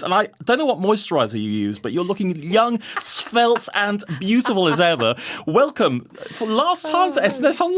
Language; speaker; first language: English; native; English